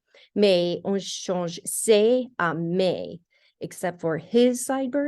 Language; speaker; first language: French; non-native, fluent; English